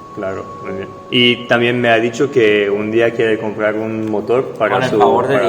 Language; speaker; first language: Spanish; non-native, fluent; French